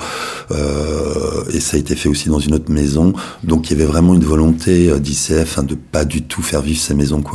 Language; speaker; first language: French; native; French